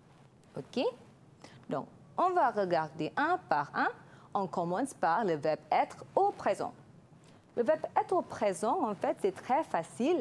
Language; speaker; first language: French; non-native, fluent; Malay